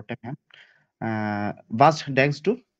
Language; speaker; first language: German; non-native, learner; Bangla